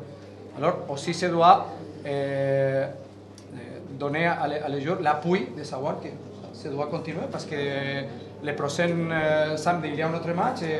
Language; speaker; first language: French; non-native, learner; Catalan